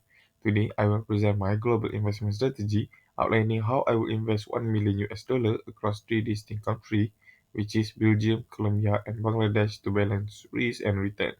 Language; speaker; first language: English; non-native, local second language; Malay